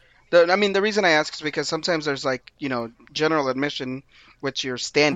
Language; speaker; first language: English; early bilingual, other home language; Spanish